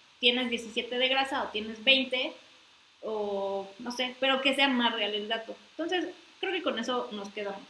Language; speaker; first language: Spanish; native; Spanish